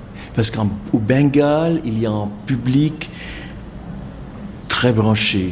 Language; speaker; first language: French; non-native, fluent; Bangla